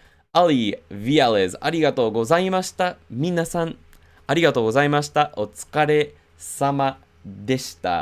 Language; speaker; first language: Japanese; non-native, fluent; English